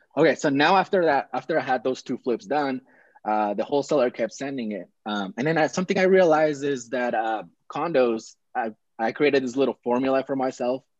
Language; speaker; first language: English; early bilingual, other home language; Spanish